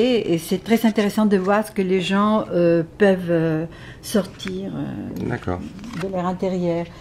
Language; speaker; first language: French; non-native, fluent; Spanish